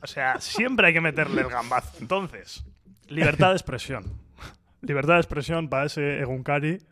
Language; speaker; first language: Spanish; non-native, local second language; Basque